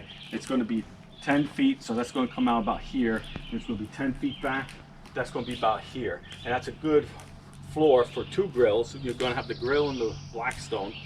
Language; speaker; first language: English; native; English